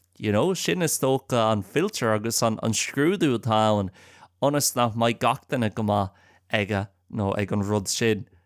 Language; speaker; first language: Irish; non-native, local second language; English